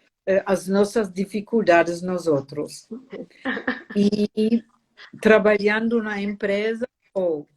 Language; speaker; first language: Portuguese; non-native, fluent; German